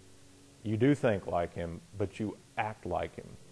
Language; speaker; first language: English; native; English